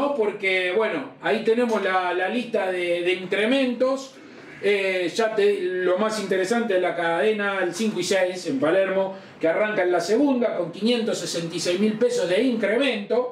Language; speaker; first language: Spanish; native; Spanish